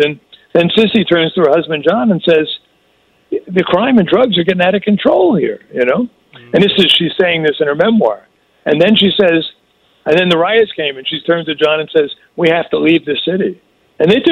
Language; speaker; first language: English; native; English